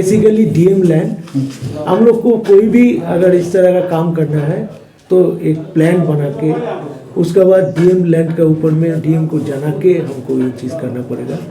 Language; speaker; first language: Hindi; non-native, local second language; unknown